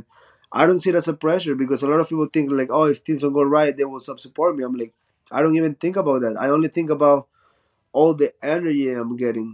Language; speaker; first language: English; non-native, fluent; Spanish